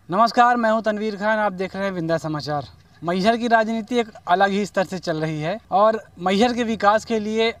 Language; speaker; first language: Hindi; native; Hindi